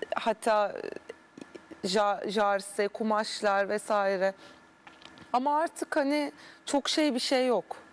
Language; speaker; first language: Turkish; early bilingual, heritage; Turkish